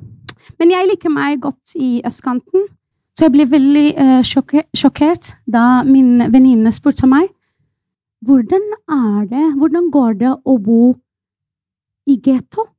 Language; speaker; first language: Norwegian; non-native, fluent; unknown